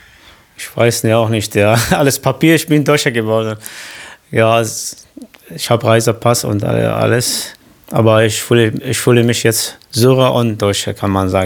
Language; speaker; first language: German; non-native, learner; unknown